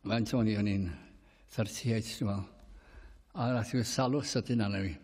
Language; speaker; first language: Welsh; native; Welsh